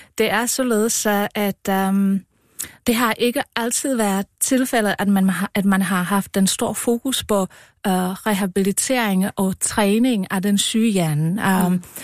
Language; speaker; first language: Danish; non-native, fluent; Czech